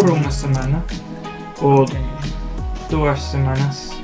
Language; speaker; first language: Portuguese; non-native, learner; English